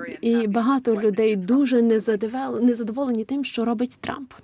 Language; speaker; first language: Ukrainian; non-native, fluent; English